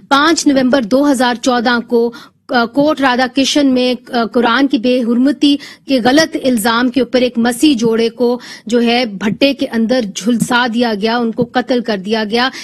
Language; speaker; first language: Urdu; native; Urdu